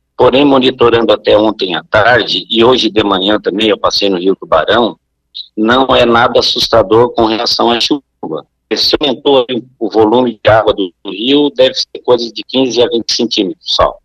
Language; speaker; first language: Portuguese; native; Portuguese